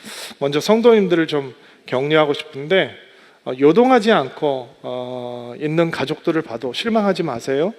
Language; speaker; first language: Korean; native; Korean